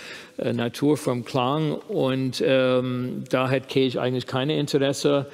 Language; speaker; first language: German; non-native, fluent; English